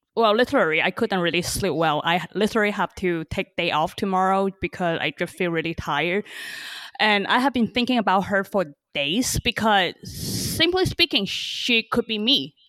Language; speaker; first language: English; early bilingual, other home language; Chinese